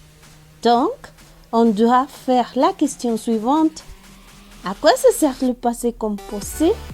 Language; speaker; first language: French; non-native, learner; Spanish